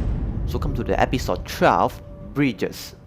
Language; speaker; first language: English; non-native, learner; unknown